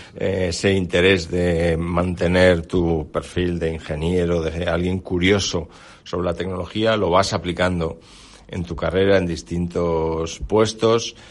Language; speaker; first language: Spanish; native; Spanish